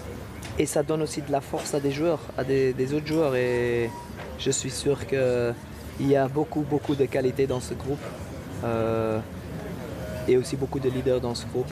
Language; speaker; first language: French; non-native, local second language; Dutch